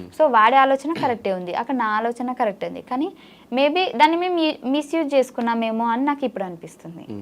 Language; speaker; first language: Telugu; native; Telugu